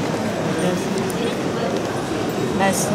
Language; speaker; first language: English; non-native, learner; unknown